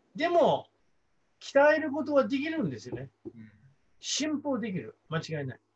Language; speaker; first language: Japanese; non-native, fluent; English